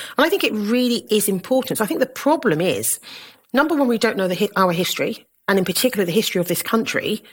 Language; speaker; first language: English; native; English